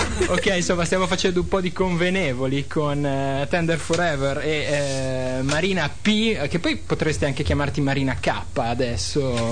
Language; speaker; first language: Italian; native; Italian